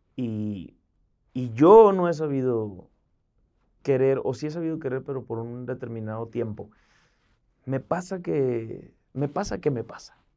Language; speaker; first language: Spanish; native; Spanish